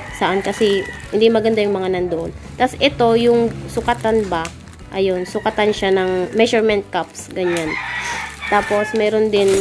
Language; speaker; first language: Filipino; non-native, local second language; Bikol